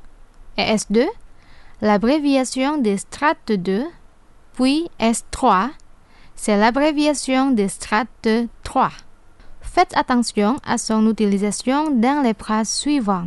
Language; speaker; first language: French; non-native, fluent; Indonesian